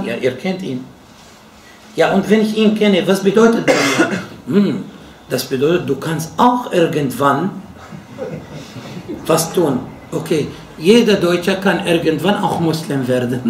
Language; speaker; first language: German; non-native, fluent; Arabic